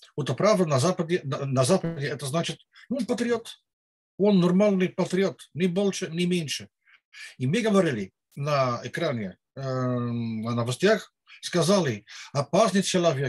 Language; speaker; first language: Russian; non-native, learner; Dutch